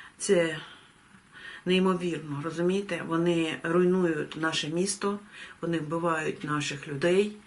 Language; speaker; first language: Ukrainian; native; Ukrainian